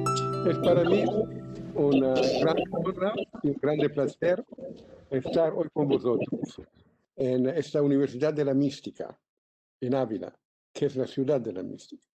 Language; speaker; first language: Spanish; non-native, fluent; Italian